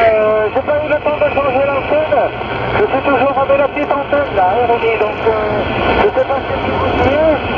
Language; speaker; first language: French; native; French